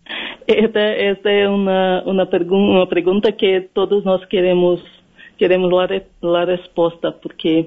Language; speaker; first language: Spanish; non-native, learner; Portuguese